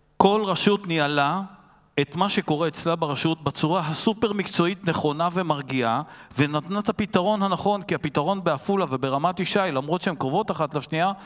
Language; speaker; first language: Hebrew; native; Hebrew